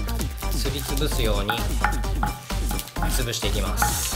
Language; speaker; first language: Japanese; native; Japanese